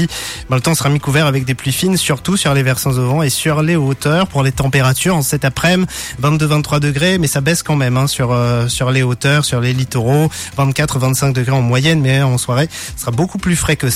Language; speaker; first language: French; non-native, local second language; Morisyen